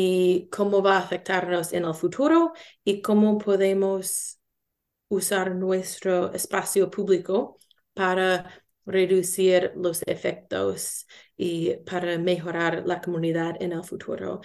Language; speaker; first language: Spanish; non-native, learner; English